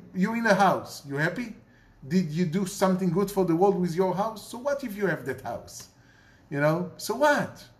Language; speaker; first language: English; non-native, fluent; Hebrew